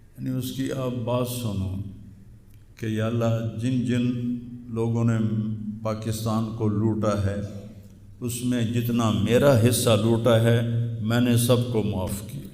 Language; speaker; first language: Urdu; non-native, local second language; Punjabi